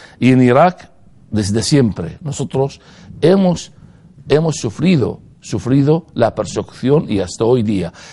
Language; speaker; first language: Spanish; non-native, fluent; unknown